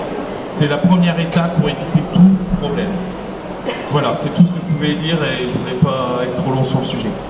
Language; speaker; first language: French; native; French